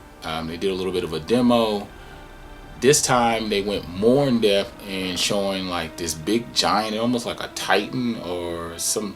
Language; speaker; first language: English; native; English